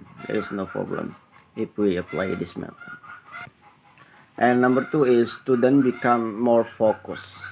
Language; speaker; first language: English; non-native, learner; Indonesian